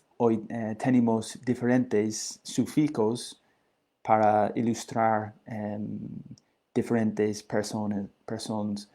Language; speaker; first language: Spanish; non-native, learner; English